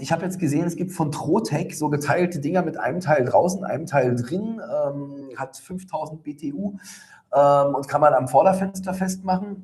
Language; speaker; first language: German; native; German